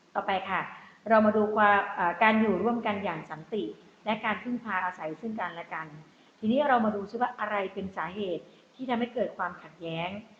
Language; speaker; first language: Thai; native; Thai